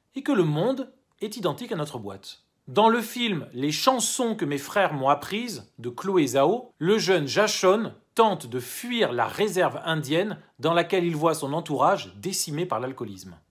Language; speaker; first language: French; native; French